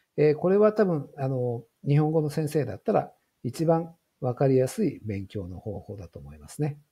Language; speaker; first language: Japanese; native; Japanese